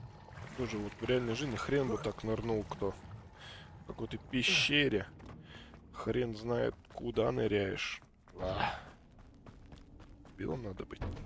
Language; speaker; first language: Russian; native; Russian